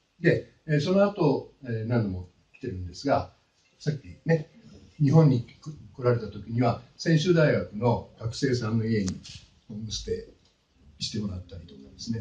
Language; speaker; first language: Japanese; native; Japanese